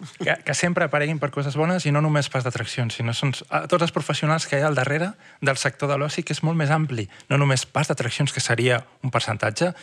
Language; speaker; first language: Catalan; native; Catalan